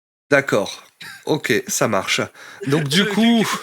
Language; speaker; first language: French; native; French